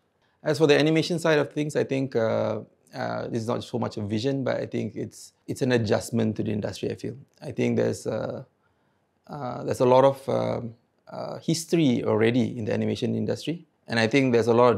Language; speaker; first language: English; non-native, local second language; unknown